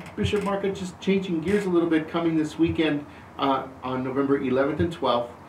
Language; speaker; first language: English; early bilingual, other home language; Spanish